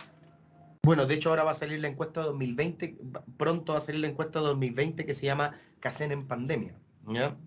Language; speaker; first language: Spanish; native; Spanish